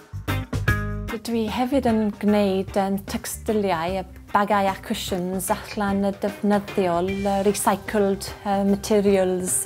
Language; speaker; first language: Welsh; non-native, learner; English